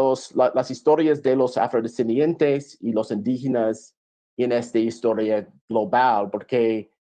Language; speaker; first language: Spanish; non-native, fluent; English